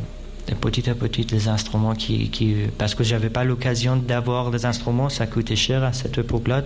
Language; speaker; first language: French; non-native, fluent; Persian